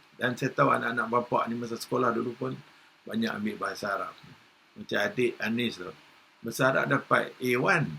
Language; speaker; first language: Malay; native; Malay